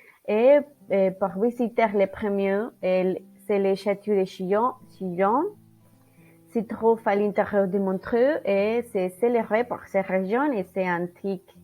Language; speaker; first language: French; non-native, learner; Spanish